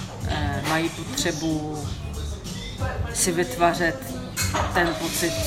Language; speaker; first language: Czech; early bilingual, heritage; Czech